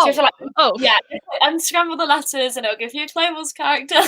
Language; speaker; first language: English; native; English